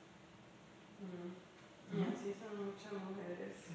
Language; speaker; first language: Spanish; early bilingual, heritage; English